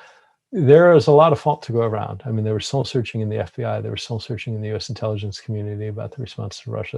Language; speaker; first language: English; native; English